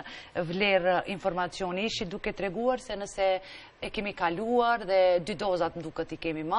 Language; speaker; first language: Albanian; native; Albanian